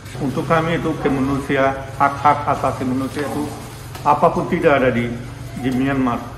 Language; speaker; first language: Indonesian; non-native, learner; Rohingya